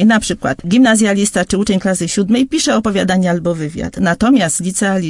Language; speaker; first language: Polish; native; Polish